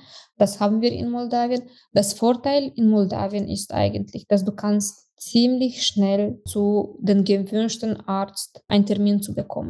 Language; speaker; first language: German; non-native, fluent; Romanian